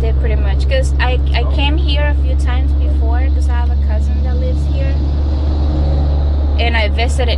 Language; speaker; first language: English; non-native, fluent; Spanish